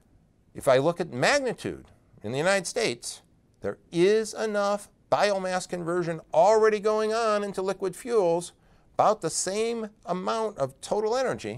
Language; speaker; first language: English; native; English